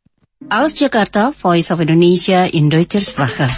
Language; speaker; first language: German; non-native, fluent; Indonesian